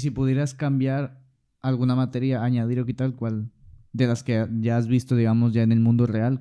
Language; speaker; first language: Spanish; native; Spanish